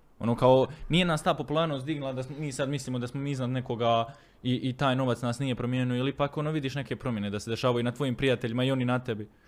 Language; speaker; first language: Croatian; native; Croatian